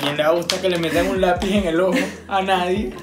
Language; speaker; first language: Spanish; native; Spanish